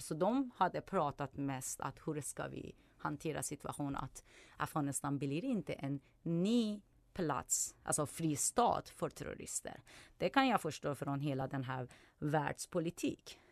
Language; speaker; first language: Swedish; non-native, fluent; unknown